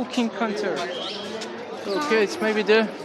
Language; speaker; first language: English; non-native, learner; French